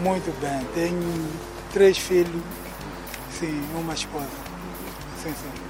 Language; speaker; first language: Portuguese; non-native, local second language; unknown